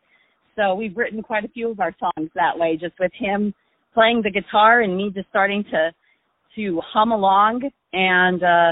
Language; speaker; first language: English; native; English